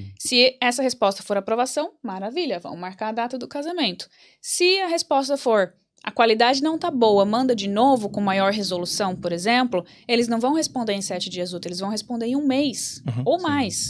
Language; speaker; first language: Portuguese; native; Portuguese